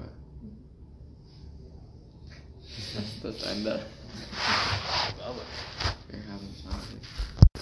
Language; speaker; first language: German; non-native, learner; English